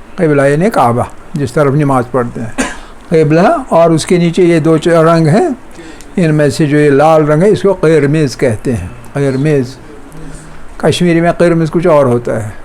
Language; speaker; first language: Urdu; non-native, local second language; Kashmiri